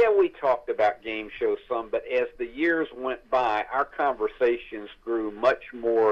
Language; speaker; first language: English; native; English